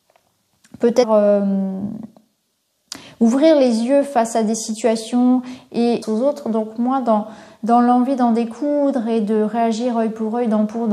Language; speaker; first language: French; native; French